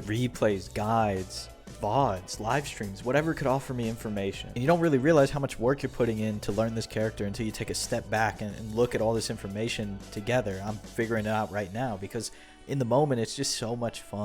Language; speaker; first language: English; native; English